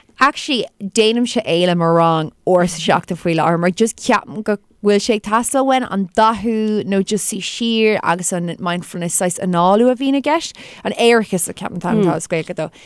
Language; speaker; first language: Irish; non-native, local second language; English